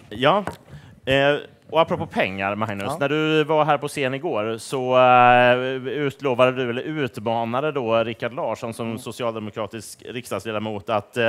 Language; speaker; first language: Swedish; native; Swedish